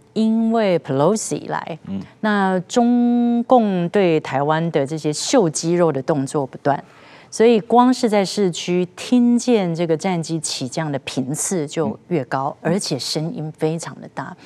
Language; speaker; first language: Chinese; native; Chinese